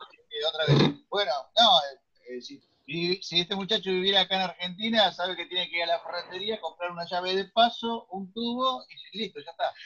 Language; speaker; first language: Spanish; native; Spanish